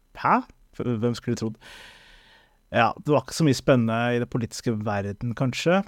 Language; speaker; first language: Norwegian; early bilingual, other home language; Somali